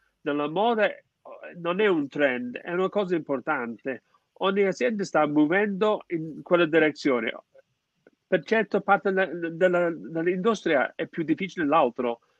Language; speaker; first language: Italian; non-native, fluent; English